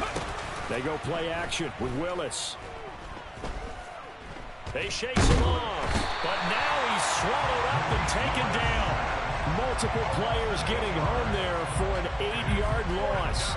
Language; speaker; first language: English; native; English